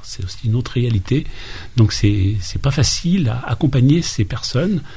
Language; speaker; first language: French; native; French